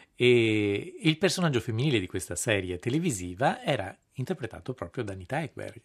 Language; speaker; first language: Italian; native; Italian